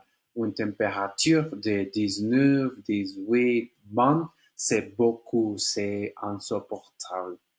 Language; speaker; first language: French; non-native, learner; Spanish